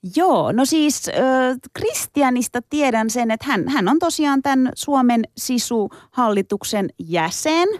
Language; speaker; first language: Finnish; early bilingual, other home language; Turkish